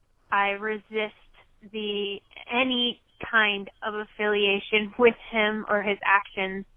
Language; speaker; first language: English; native; English